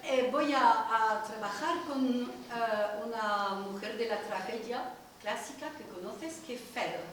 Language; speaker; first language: Spanish; non-native, learner; French